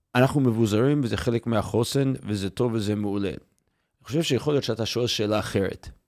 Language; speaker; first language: Hebrew; non-native, fluent; English